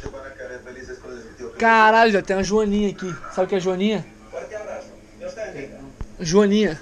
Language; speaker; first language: Portuguese; native; Portuguese